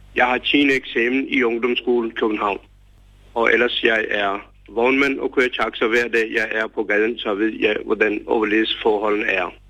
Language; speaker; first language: Danish; non-native, fluent; Urdu